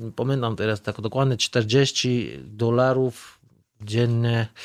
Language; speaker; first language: Polish; non-native, learner; Georgian